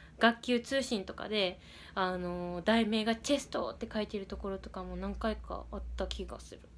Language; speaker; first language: Japanese; native; Japanese